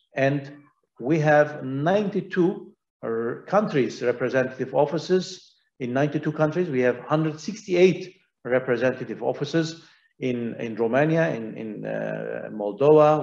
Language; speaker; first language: English; non-native, fluent; Turkish